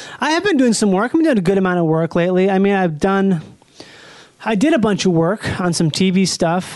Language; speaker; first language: English; native; English